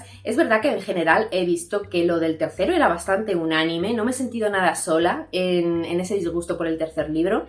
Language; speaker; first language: Spanish; native; Spanish